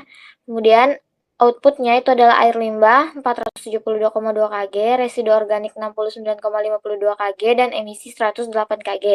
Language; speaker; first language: Indonesian; native; Indonesian